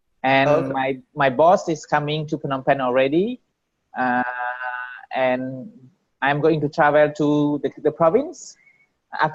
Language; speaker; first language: English; non-native, learner; Vietnamese